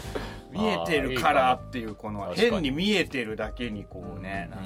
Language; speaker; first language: Japanese; native; Japanese